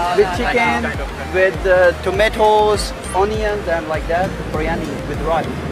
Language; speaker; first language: English; non-native, learner; Urdu